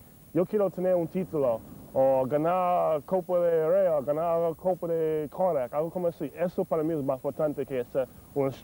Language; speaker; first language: Spanish; non-native, fluent; English